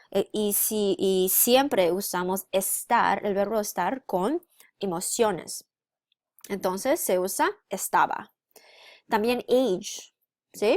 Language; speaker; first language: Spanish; non-native, fluent; English